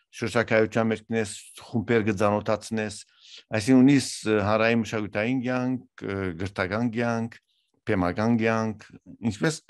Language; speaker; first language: Armenian; early bilingual, heritage; Armenian